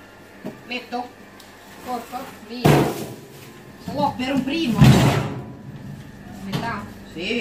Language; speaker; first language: Italian; non-native, fluent; Russian